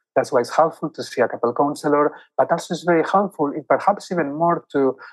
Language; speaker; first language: English; non-native, fluent; Spanish